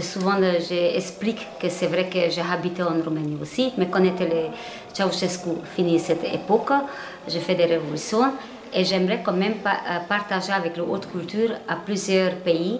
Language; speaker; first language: French; non-native, learner; Hungarian